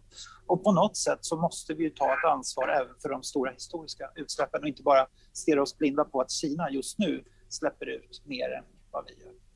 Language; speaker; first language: Swedish; native; Swedish